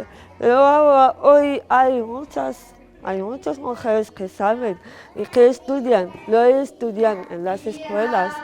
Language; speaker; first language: Spanish; non-native, learner; Arabic